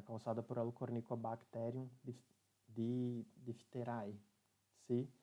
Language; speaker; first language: Spanish; non-native, learner; Portuguese